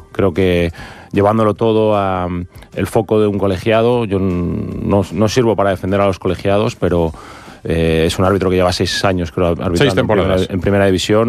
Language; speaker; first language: Spanish; native; Spanish